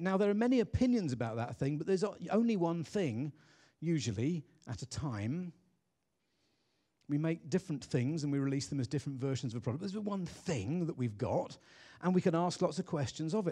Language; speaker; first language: English; native; English